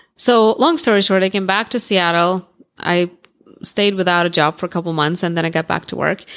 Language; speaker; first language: English; non-native, fluent; Russian